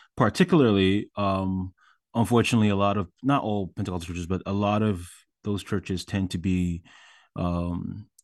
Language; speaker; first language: English; early bilingual, other home language; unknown